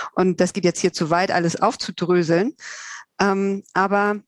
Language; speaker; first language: German; non-native, fluent; Russian